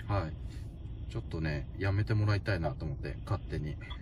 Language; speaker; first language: Japanese; native; Japanese